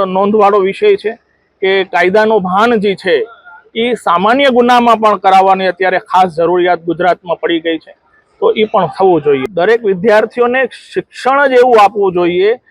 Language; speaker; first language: Gujarati; non-native, local second language; Sindhi